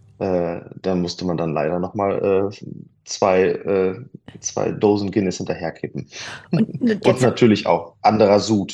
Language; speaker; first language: German; native; German